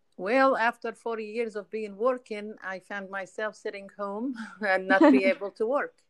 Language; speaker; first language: English; non-native, fluent; Arabic